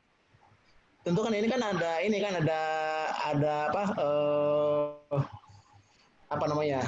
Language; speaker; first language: Indonesian; native; Indonesian